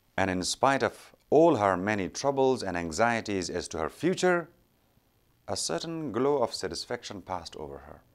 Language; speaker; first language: English; non-native, local second language; Persian